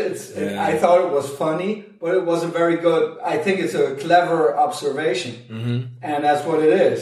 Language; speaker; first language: English; non-native, fluent; German